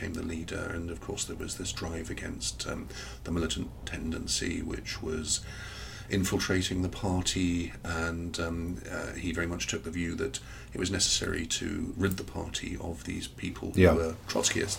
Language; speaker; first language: English; native; English